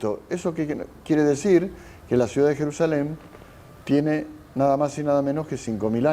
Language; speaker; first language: Spanish; native; Spanish